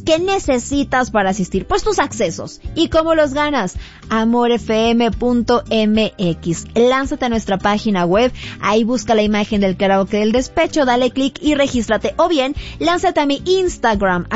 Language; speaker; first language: Spanish; native; Spanish